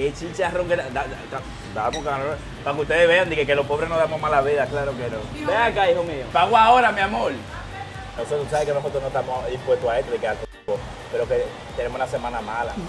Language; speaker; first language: Spanish; native; Spanish